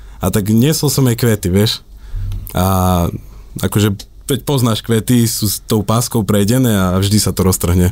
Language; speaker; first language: Slovak; native; Slovak